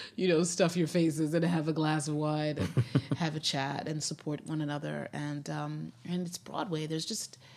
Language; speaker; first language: English; native; English